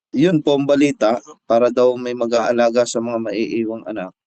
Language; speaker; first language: Filipino; native; Filipino